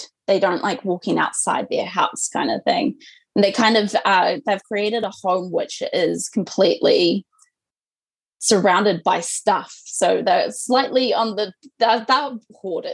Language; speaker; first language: English; native; English